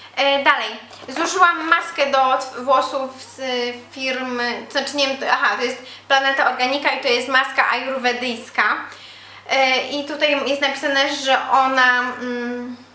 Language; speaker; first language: Polish; native; Polish